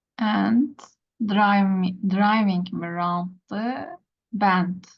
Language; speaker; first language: English; non-native, learner; Turkish